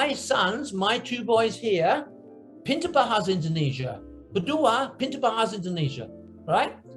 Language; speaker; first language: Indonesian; non-native, learner; English